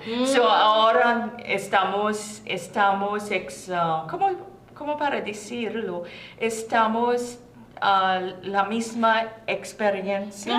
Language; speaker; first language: Spanish; non-native, learner; English